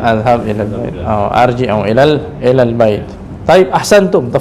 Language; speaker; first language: Arabic; non-native, fluent; Indonesian